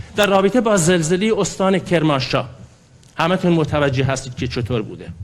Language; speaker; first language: Persian; non-native, local second language; Kurdish